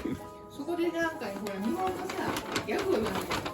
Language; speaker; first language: Japanese; native; Japanese